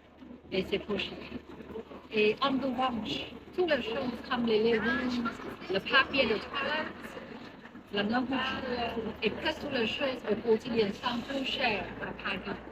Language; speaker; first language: French; non-native, learner; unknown